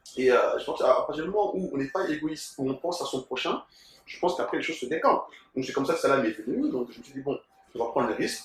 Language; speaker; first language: French; early bilingual, other home language; Soninke